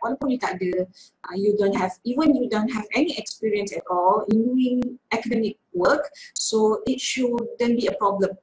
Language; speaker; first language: English; non-native, local second language; Malay